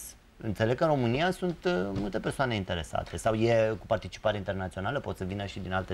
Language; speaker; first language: Romanian; native; Romanian